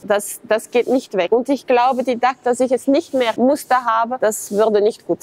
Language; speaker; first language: German; non-native, fluent; French